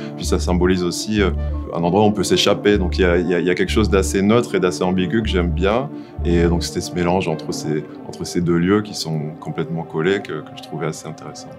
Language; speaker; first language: French; native; French